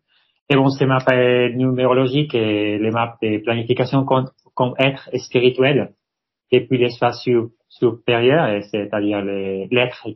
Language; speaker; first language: French; non-native, fluent; Spanish